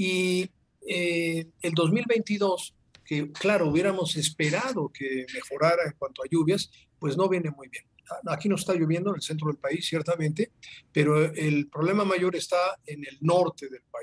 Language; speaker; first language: Spanish; native; Spanish